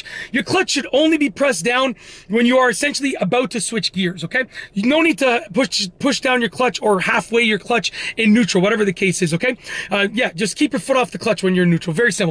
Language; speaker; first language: English; native; English